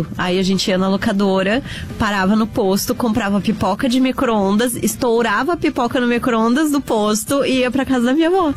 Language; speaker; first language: Portuguese; native; Portuguese